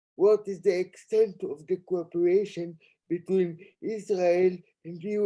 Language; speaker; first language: English; non-native, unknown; Hebrew